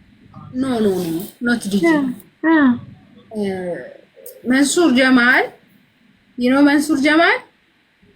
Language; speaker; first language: English; non-native, learner; Amharic